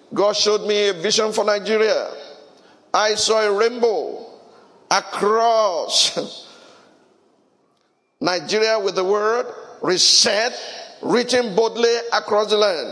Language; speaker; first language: English; non-native, local second language; Yoruba